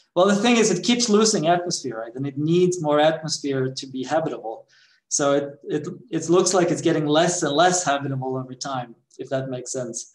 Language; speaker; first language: English; non-native, fluent; Swedish